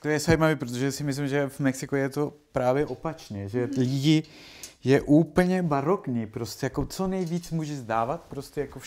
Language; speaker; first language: Czech; non-native, learner; Spanish